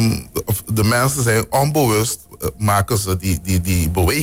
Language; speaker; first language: Dutch; non-native, local second language; Papiamento